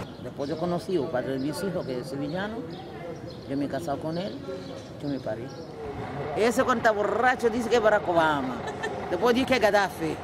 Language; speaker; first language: Spanish; non-native, fluent; Kabuverdianu